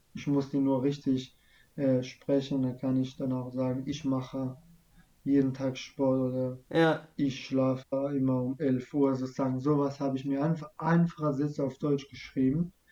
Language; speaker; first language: German; non-native, fluent; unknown